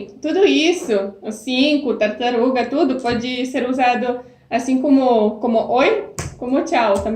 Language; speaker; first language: Portuguese; non-native, fluent; Polish